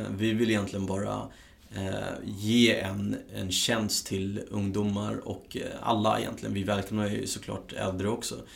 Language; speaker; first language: Swedish; early bilingual, other home language; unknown